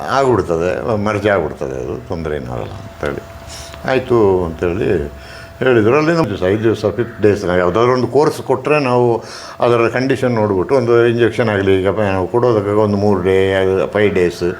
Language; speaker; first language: Kannada; non-native, local second language; Kodava